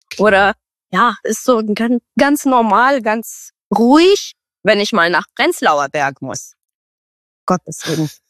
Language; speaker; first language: German; non-native, fluent; Romanian